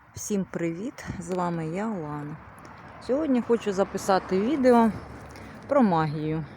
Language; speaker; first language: Ukrainian; non-native, local second language; Russian